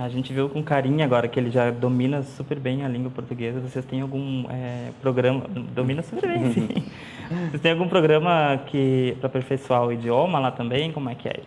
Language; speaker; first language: Portuguese; native; Portuguese